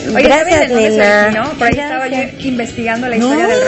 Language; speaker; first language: Spanish; native; Spanish